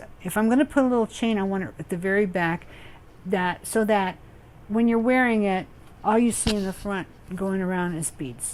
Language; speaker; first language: English; native; English